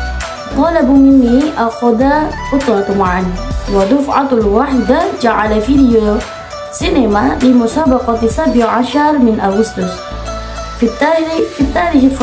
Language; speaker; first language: Arabic; non-native, learner; Indonesian